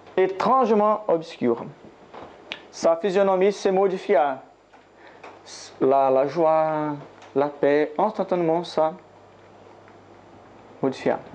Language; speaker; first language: French; non-native, learner; Portuguese